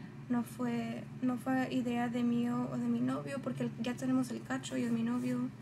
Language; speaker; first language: Spanish; early bilingual, heritage; Spanish